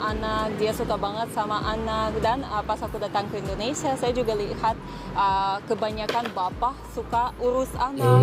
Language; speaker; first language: Indonesian; non-native, fluent; Russian